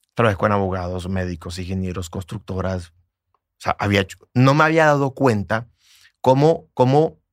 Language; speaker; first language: Spanish; native; Spanish